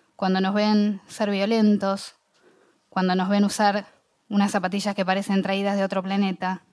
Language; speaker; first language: Spanish; native; Spanish